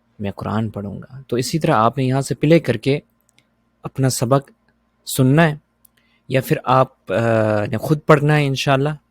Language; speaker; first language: Urdu; native; Urdu